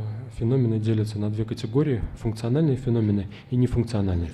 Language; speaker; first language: Russian; native; Russian